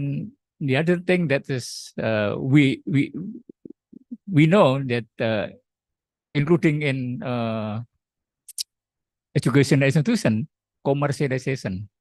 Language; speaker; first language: English; non-native, learner; Indonesian